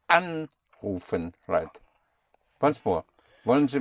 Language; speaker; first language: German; non-native, fluent; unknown